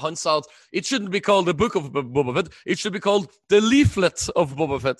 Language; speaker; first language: English; non-native, fluent; Norwegian